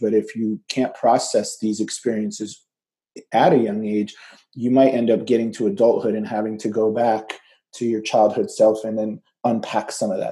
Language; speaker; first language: English; native; English